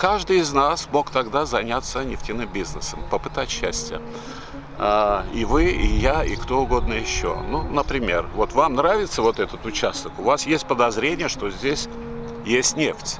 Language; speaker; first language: Russian; native; Russian